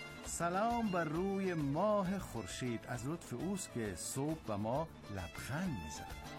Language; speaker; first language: Persian; native; Persian